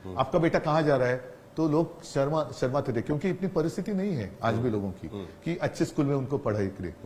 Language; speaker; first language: Hindi; non-native, local second language; Marathi